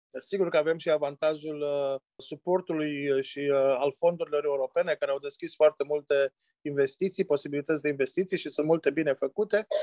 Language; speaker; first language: Romanian; native; Romanian